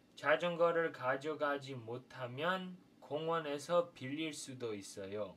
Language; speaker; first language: Korean; non-native, fluent; English